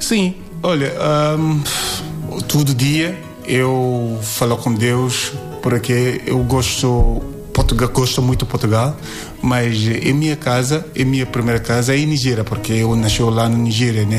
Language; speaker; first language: Portuguese; non-native, learner; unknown